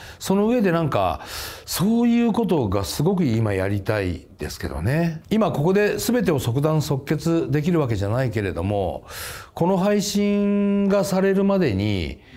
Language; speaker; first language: Japanese; native; Japanese